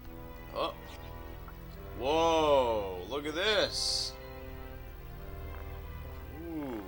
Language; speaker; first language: English; native; English